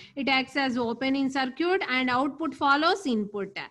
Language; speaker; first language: English; non-native, local second language; Telugu